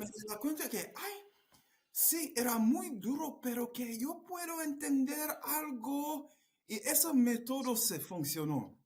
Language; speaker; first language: Spanish; non-native, fluent; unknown